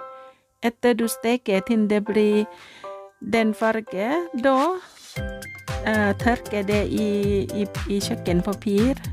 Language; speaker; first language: Norwegian; non-native, learner; Thai